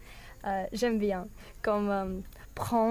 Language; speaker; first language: French; non-native, learner; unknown